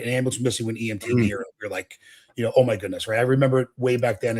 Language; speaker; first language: English; native; English